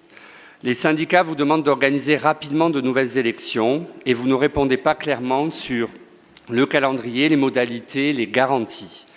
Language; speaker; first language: French; native; French